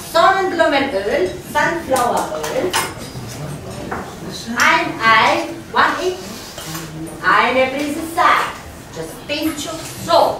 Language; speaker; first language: German; non-native, fluent; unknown